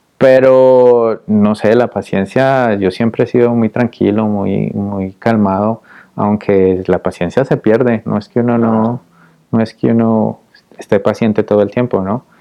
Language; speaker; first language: Spanish; native; Spanish